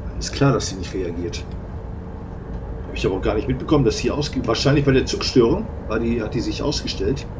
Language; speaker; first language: German; native; German